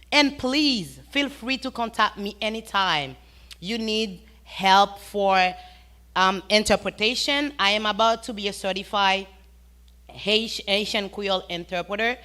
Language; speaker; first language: English; non-native, fluent; Haitian Creole